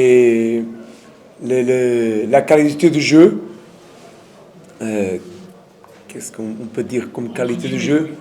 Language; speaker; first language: French; non-native, learner; Portuguese